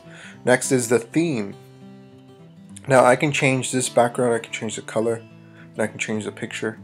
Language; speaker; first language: English; native; English